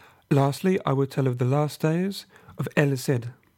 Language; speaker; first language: English; native; English